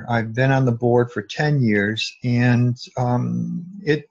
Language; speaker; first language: English; native; English